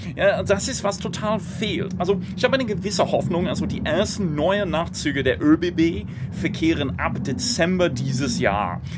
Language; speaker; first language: German; non-native, fluent; English